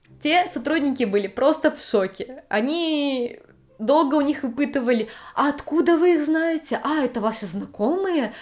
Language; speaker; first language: Russian; native; Russian